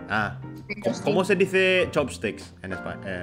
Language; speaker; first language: Spanish; non-native, fluent; Indonesian